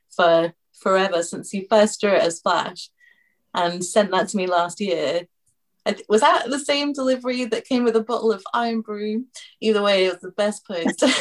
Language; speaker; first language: English; native; English